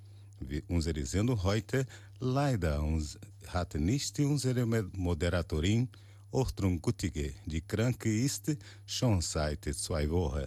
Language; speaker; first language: German; non-native, learner; Portuguese